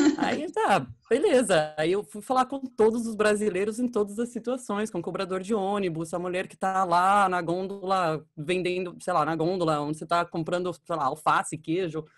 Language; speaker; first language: Portuguese; non-native, fluent; English